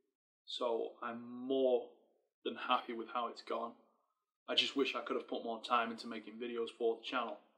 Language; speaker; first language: English; native; English